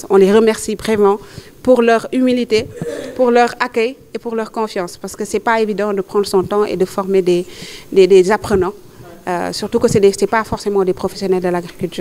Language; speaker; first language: French; non-native, local second language; Wolof